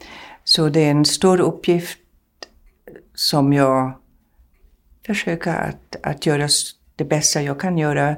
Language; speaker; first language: Swedish; non-native, fluent; German